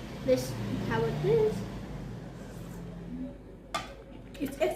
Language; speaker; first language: English; non-native, fluent; Nepali